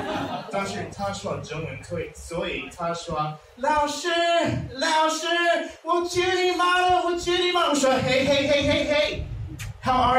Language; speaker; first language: Chinese; non-native, learner; English